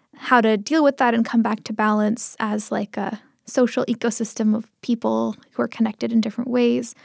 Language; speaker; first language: English; early bilingual, other home language; Tamil